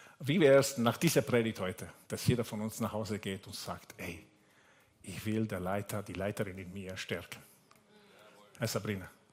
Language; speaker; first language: German; non-native, fluent; Italian